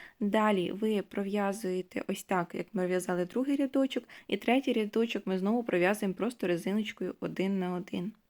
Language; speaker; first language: Ukrainian; native; Ukrainian